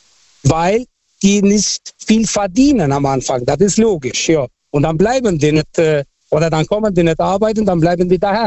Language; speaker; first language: German; non-native, fluent; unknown